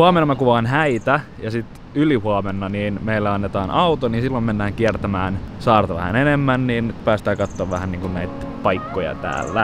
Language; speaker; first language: Finnish; native; Finnish